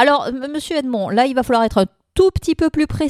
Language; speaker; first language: French; native; French